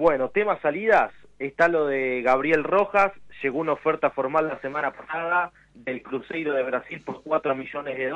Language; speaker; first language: Spanish; native; Spanish